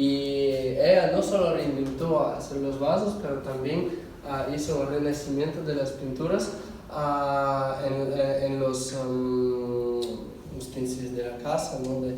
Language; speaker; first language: Spanish; non-native, fluent; Russian